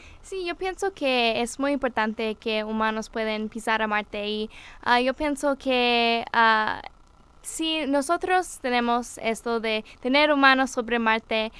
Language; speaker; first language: Spanish; non-native, learner; English